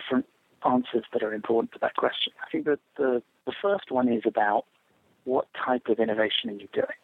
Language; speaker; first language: English; native; English